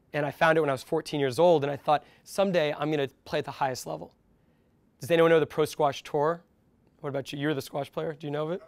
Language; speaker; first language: English; native; English